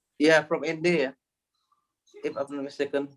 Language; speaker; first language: English; non-native, learner; Indonesian